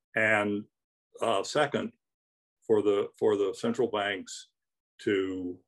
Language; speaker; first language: English; native; English